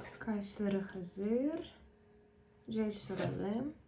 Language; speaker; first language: Turkish; non-native, fluent; Russian